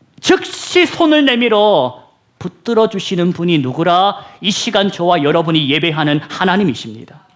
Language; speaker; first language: Korean; native; Korean